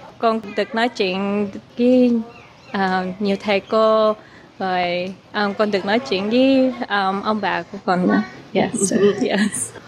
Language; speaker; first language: Vietnamese; early bilingual, heritage; Vietnamese